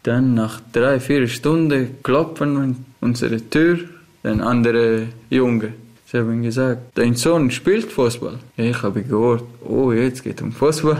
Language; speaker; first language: German; non-native, learner; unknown